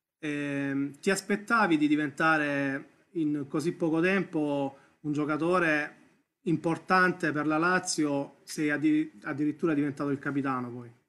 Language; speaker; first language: Italian; native; Italian